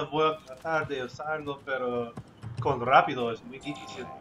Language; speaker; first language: Spanish; non-native, learner; English